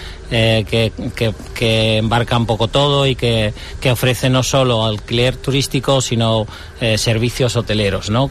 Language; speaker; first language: Spanish; non-native, fluent; Dutch